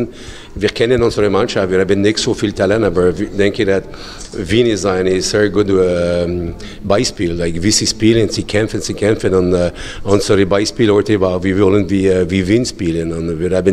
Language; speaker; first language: German; non-native, learner; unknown